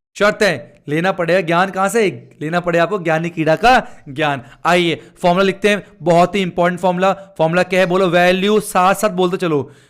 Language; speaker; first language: Hindi; native; Hindi